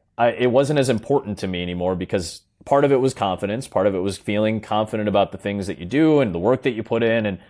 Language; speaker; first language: English; native; English